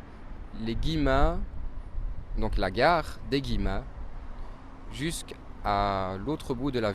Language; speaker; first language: French; native; French